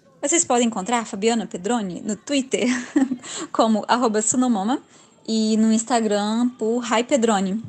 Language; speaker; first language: Portuguese; native; Portuguese